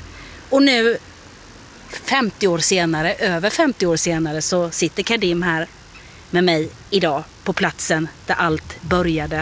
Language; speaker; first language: Swedish; native; Swedish